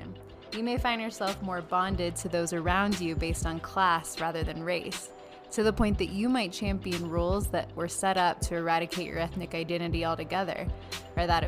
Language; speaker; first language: English; native; English